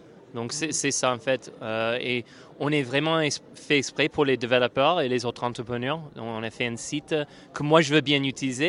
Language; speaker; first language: French; non-native, fluent; English